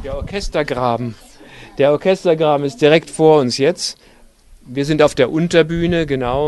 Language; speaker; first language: German; native; German